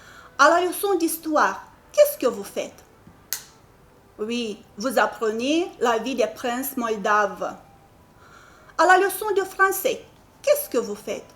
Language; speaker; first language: French; non-native, fluent; Romanian